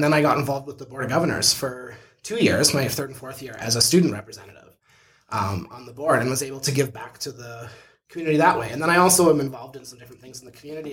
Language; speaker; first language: English; native; English